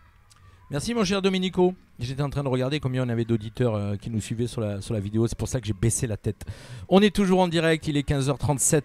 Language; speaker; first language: French; native; French